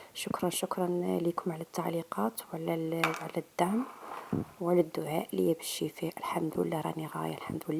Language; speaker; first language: Arabic; native; Arabic